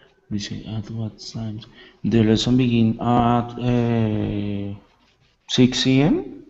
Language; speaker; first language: English; non-native, learner; Spanish